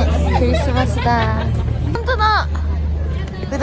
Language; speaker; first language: Indonesian; non-native, learner; Japanese